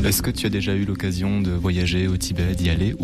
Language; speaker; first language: French; native; French